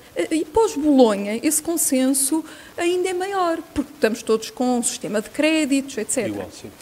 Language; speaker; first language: Portuguese; native; Portuguese